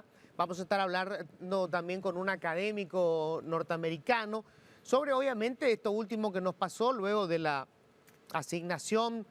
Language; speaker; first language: Spanish; native; Spanish